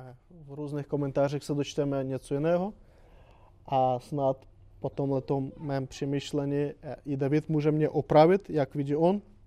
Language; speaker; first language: Czech; non-native, fluent; Russian